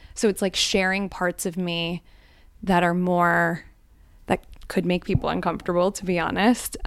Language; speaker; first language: English; early bilingual, other home language; Gujarati